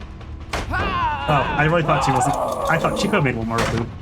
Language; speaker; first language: English; native; English